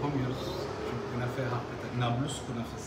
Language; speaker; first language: Turkish; non-native, fluent; Arabic